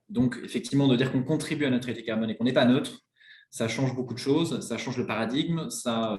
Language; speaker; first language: French; native; French